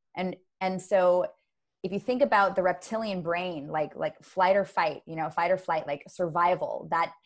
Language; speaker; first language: English; native; English